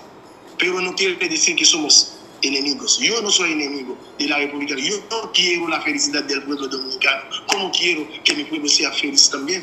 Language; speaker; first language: Spanish; non-native, fluent; Haitian Creole